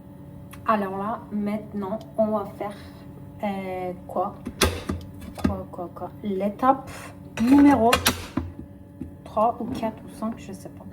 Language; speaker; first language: French; non-native, learner; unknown